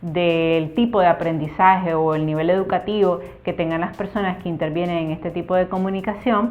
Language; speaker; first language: Spanish; native; Spanish